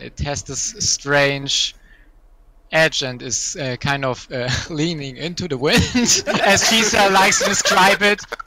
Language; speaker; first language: English; non-native, fluent; German